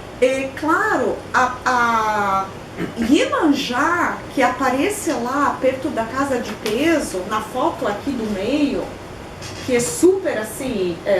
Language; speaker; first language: Portuguese; non-native, fluent; Polish